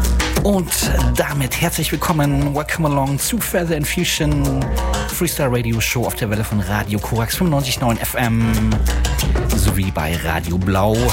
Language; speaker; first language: German; native; German